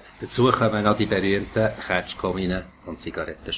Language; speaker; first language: German; native; German